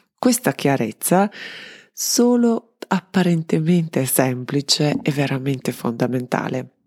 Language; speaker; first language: Italian; non-native, fluent; Serbian